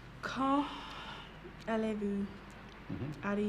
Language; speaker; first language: French; non-native, learner; English